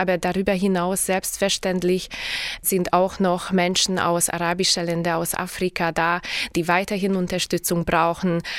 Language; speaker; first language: German; native; German